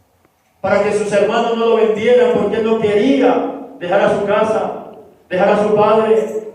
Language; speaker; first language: Spanish; native; Spanish